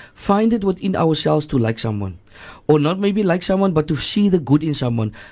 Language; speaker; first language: English; native; English